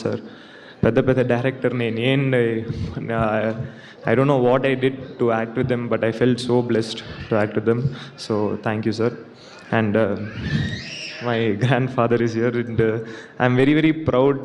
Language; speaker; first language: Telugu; non-native, learner; Tamil